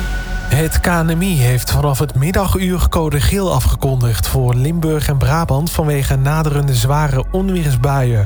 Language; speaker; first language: Dutch; native; Dutch